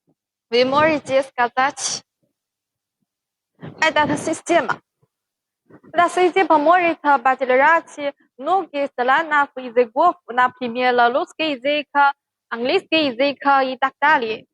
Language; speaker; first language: Russian; non-native, learner; Chinese